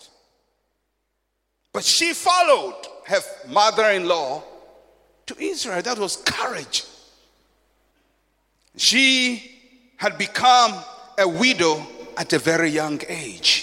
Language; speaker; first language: English; non-native, local second language; Akan